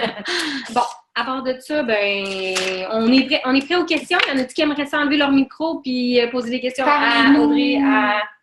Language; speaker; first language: French; native; French